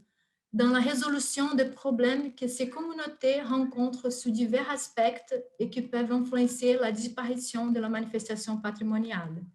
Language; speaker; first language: French; non-native, fluent; Portuguese